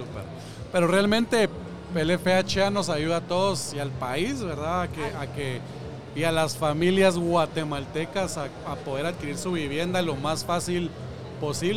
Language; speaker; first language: Spanish; native; Spanish